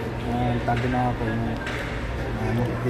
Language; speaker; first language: Filipino; non-native, learner; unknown